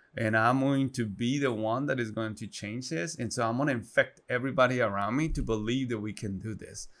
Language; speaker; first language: English; non-native, fluent; Spanish